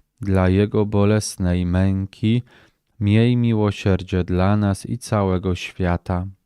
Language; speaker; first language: Polish; native; Polish